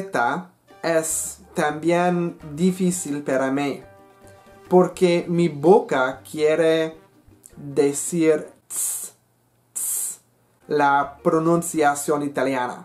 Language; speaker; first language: Spanish; non-native, learner; English